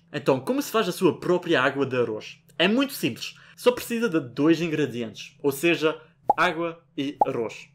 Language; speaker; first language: Portuguese; non-native, fluent; French